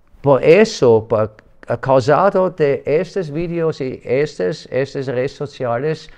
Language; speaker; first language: Spanish; non-native, learner; German